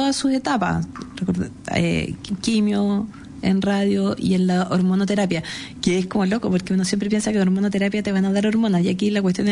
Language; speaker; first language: Spanish; native; Spanish